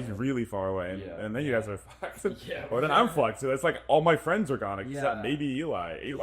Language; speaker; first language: English; native; English